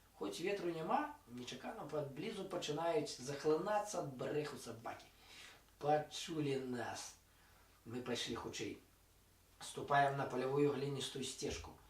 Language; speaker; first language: Belarusian; non-native, local second language; Russian